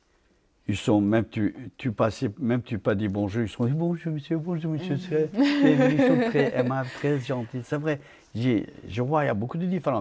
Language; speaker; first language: French; non-native, fluent; Turkish